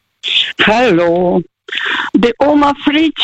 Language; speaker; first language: German; early bilingual, heritage; Russian